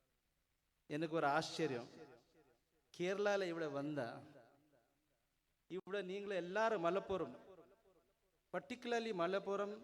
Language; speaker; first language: Malayalam; non-native, learner; Urdu